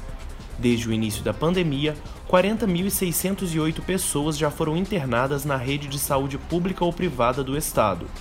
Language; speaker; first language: Portuguese; native; Portuguese